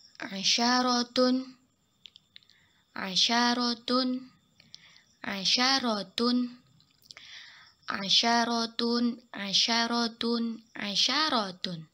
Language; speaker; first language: Arabic; non-native, fluent; Indonesian